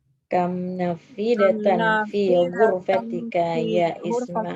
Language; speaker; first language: Arabic; non-native, learner; Indonesian